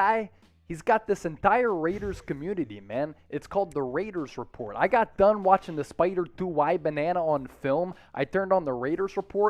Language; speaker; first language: English; native; English